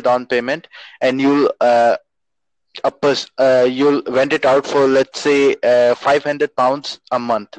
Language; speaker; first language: English; non-native, local second language; Urdu